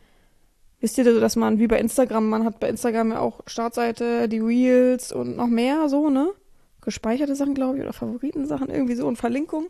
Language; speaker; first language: German; native; German